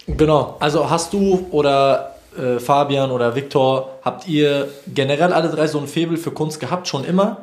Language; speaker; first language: German; native; German